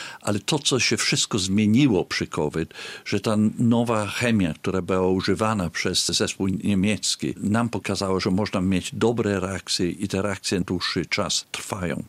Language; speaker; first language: Polish; early bilingual, heritage; Polish